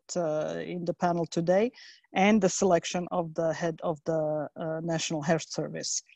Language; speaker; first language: English; non-native, fluent; Slovak